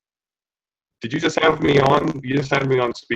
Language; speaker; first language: English; native; English